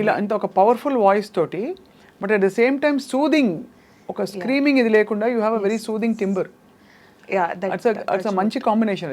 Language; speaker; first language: Telugu; native; Telugu